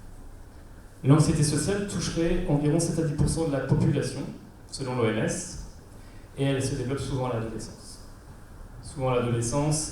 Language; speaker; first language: French; native; French